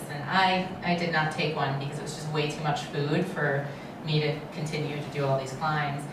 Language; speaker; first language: English; native; English